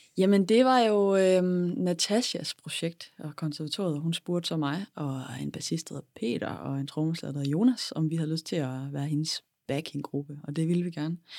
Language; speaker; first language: Danish; native; Danish